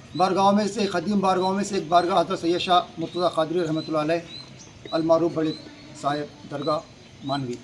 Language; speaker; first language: Urdu; native; Urdu